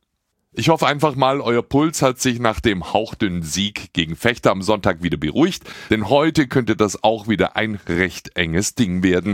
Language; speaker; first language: German; native; German